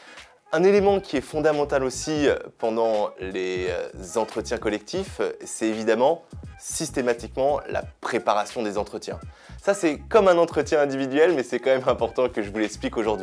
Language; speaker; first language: French; native; French